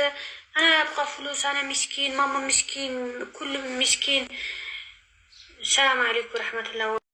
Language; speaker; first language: Arabic; non-native, learner; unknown